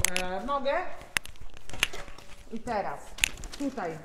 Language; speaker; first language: Polish; non-native, fluent; Italian